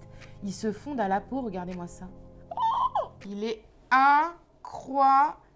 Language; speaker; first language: French; native; French